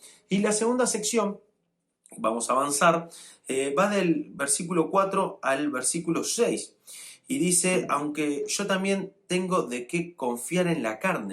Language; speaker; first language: Spanish; native; Spanish